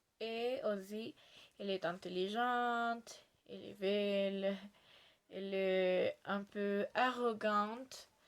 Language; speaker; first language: French; non-native, learner; Spanish